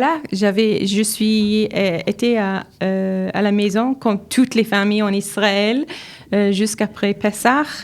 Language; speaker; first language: French; non-native, learner; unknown